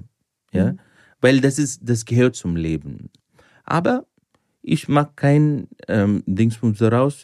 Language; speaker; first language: German; non-native, fluent; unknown